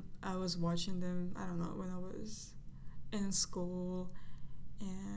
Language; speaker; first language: English; non-native, fluent; Russian